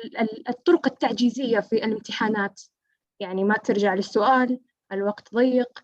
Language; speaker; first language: Arabic; native; Arabic